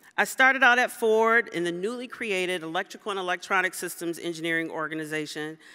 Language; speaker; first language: English; native; English